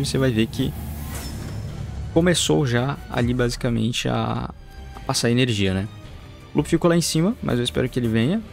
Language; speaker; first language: Portuguese; native; Portuguese